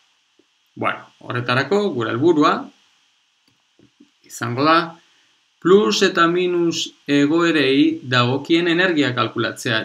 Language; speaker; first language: Basque; non-native, local second language; Spanish